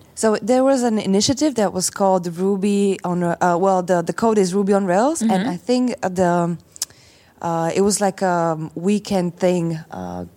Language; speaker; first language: English; non-native, fluent; Slovak